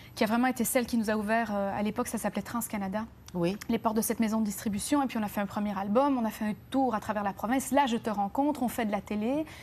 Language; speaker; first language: French; native; French